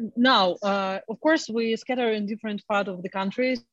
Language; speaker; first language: English; non-native, fluent; Ukrainian